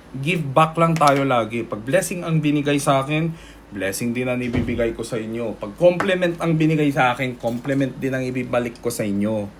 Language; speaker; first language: Filipino; early bilingual, other home language; Korean